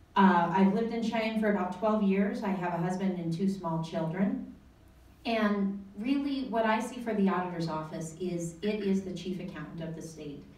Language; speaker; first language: English; native; English